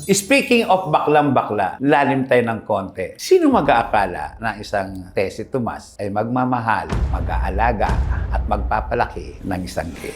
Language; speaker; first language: Filipino; native; Filipino